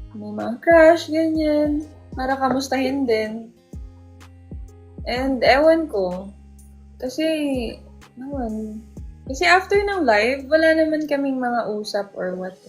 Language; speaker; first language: Filipino; non-native, local second language; Cebuano